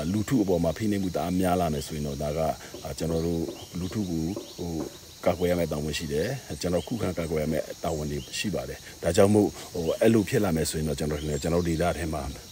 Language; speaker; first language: Burmese; non-native, local second language; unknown